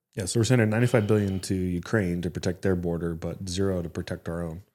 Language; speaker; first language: English; early bilingual, other home language; Italian